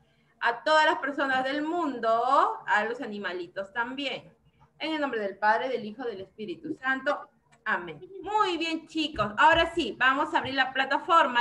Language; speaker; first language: Spanish; native; Spanish